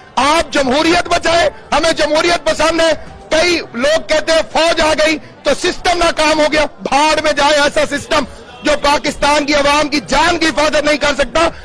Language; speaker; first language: Urdu; non-native, local second language; Saraiki